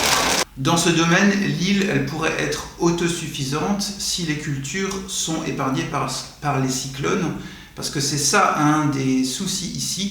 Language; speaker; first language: French; native; French